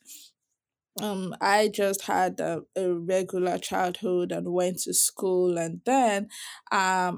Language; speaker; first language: English; non-native, local second language; Yoruba